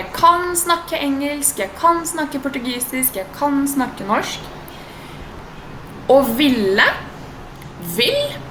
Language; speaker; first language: Norwegian; non-native, fluent; Portuguese